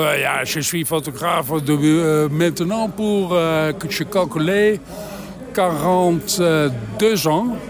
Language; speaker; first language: French; non-native, learner; Dutch